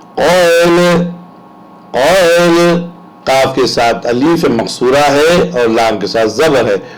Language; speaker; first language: Urdu; native; Urdu